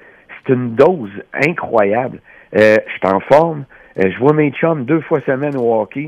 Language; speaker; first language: French; native; French